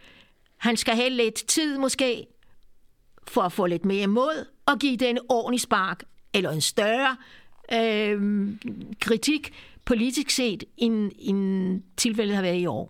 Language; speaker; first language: Danish; non-native, fluent; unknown